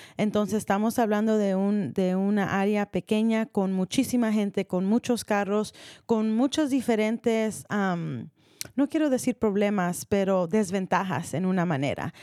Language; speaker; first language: Spanish; early bilingual, heritage; Spanish